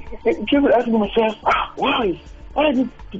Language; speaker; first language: English; non-native, local second language; Xhosa